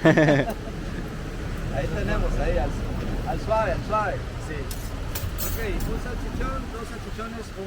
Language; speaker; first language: Spanish; native; Spanish